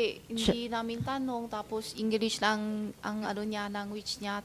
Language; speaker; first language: Filipino; non-native, learner; Chinese